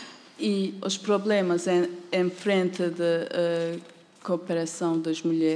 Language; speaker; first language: Portuguese; non-native, fluent; Turkish